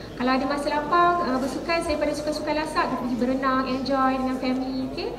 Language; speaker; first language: Malay; native; Malay